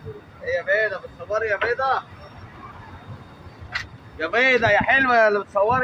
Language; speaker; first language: Arabic; native; Arabic